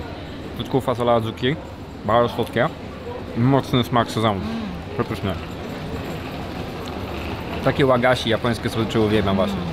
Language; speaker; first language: Polish; native; Polish